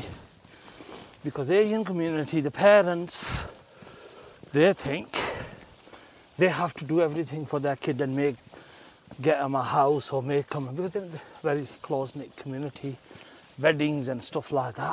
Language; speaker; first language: English; native; English